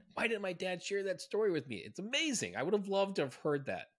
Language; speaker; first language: English; native; English